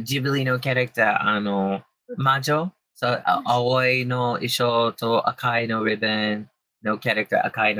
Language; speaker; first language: Japanese; non-native, learner; English